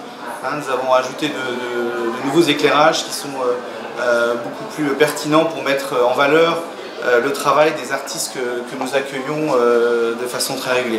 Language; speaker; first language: French; native; French